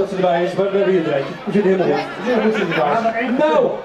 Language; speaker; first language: Dutch; native; Dutch